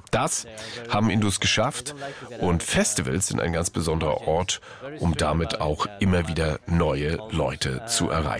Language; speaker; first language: German; native; German